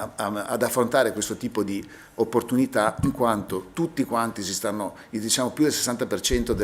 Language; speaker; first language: Italian; native; Italian